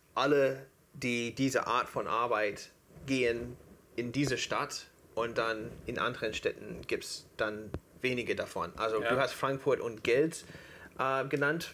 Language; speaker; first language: German; non-native, fluent; English